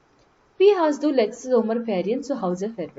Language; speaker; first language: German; non-native, learner; Marathi